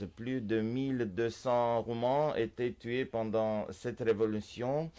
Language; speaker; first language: French; non-native, fluent; Romanian